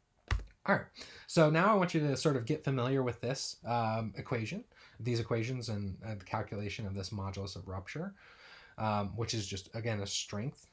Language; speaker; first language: English; native; English